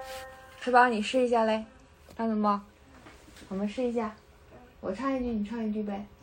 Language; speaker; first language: Chinese; native; Chinese